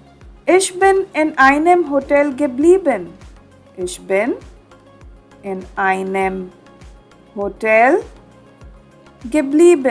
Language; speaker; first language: German; non-native, fluent; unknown